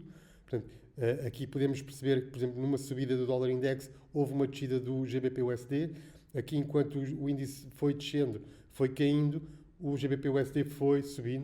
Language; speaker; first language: Portuguese; native; Portuguese